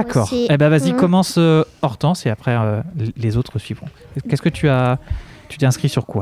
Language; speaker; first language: French; native; French